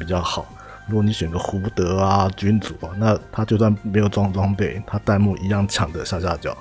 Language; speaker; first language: Chinese; native; Chinese